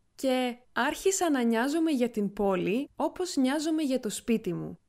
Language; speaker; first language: Greek; native; Greek